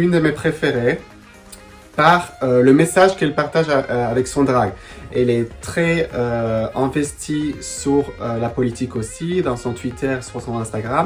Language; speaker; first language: French; non-native, fluent; Spanish